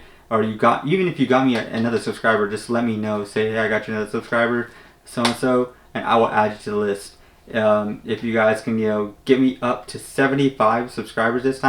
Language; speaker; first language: English; native; English